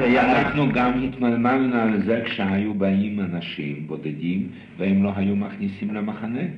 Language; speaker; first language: Hebrew; non-native, fluent; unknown